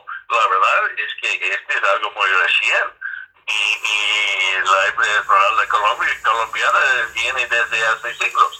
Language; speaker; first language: Spanish; non-native, fluent; English